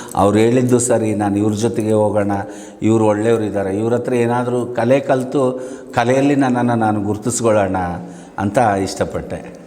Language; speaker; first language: Kannada; native; Kannada